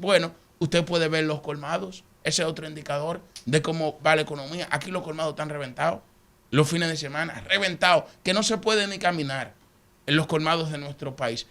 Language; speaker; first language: Spanish; native; Spanish